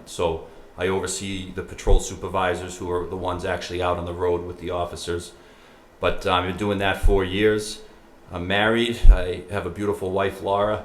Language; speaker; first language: English; native; English